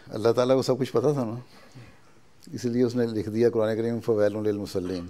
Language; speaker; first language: Urdu; native; Urdu